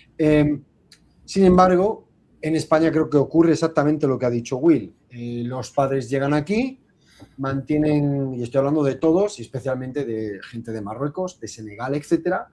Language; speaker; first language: Spanish; native; Spanish